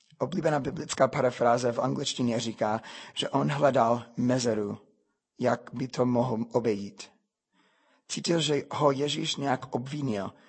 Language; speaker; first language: Czech; non-native, fluent; English